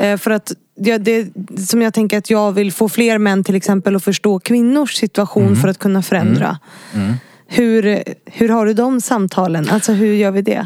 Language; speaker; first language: Swedish; native; Swedish